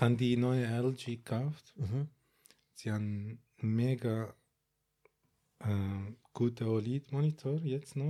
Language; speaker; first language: German; non-native, fluent; Arabic